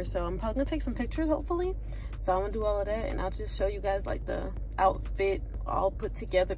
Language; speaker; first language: English; native; English